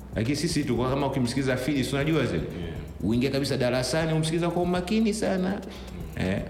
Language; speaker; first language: Swahili; native; Swahili